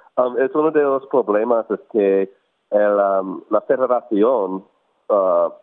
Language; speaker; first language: Spanish; non-native, fluent; English